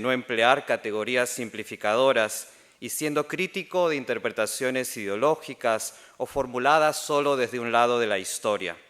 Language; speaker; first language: Spanish; native; Spanish